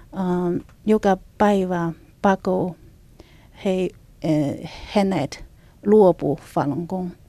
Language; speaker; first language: Finnish; non-native, learner; Chinese